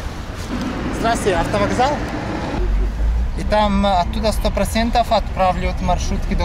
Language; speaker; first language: Russian; non-native, learner; Italian